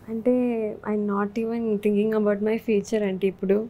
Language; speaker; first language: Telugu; non-native, learner; Malayalam